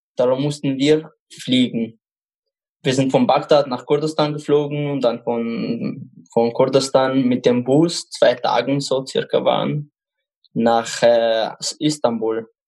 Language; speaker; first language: German; non-native, fluent; Arabic